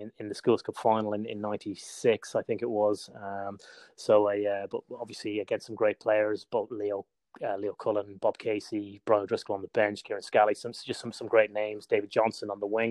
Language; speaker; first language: English; native; English